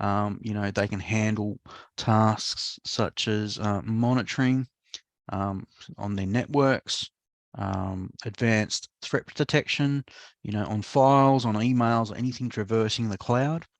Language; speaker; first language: English; native; English